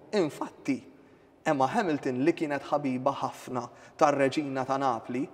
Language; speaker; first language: Maltese; native; Maltese